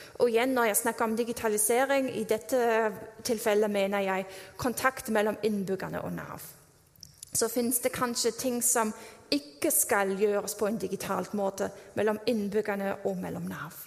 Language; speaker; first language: Norwegian; non-native, fluent; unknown